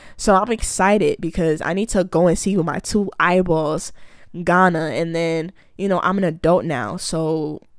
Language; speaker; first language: English; early bilingual, other home language; Akan